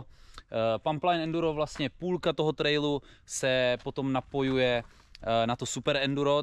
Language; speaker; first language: Czech; native; Czech